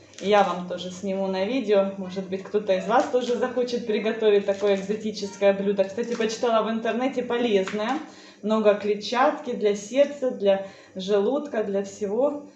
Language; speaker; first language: Russian; native; Russian